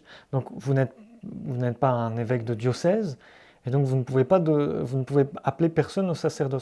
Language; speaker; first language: French; native; French